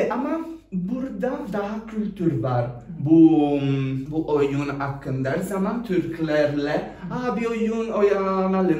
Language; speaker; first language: Turkish; non-native, learner; Italian